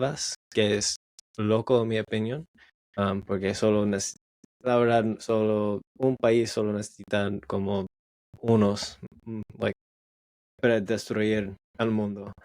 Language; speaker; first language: Spanish; non-native, learner; English